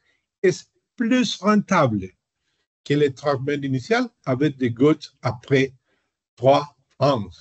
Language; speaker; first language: French; non-native, learner; Spanish